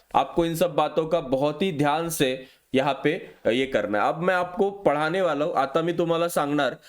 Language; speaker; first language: Hindi; non-native, local second language; Marathi